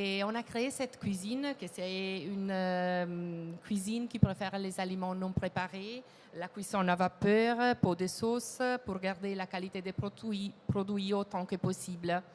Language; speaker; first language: French; non-native, fluent; Italian